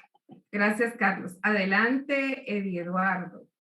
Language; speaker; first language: Spanish; native; Spanish